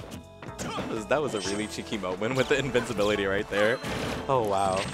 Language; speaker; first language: English; native; English